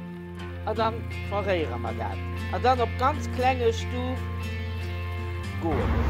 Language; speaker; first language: German; non-native, local second language; Luxembourgish